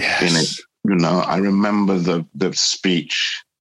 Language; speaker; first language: English; native; English